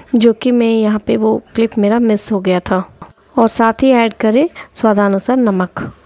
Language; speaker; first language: Hindi; non-native, local second language; Odia